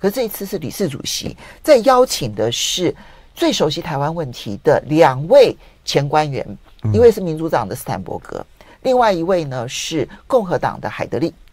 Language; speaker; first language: Chinese; native; Chinese